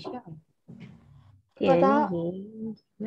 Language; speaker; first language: Chinese; non-native, learner; Indonesian